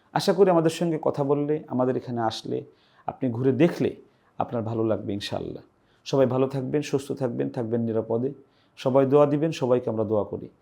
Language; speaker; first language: Bangla; native; Bangla